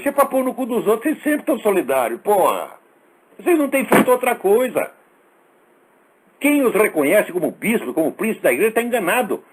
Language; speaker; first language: Portuguese; native; Portuguese